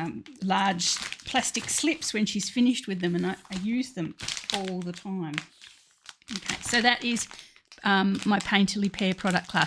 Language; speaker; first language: English; native; English